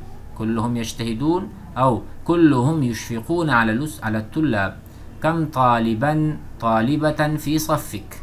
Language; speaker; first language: Arabic; non-native, fluent; Urdu